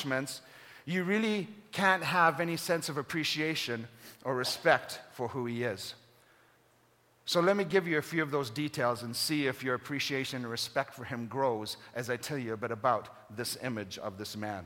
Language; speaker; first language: English; native; English